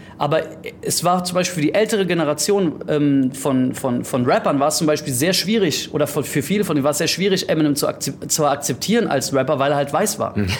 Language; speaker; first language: German; early bilingual, heritage; German